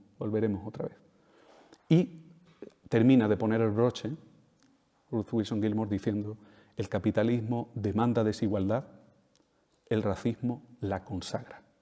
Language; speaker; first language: Spanish; native; Spanish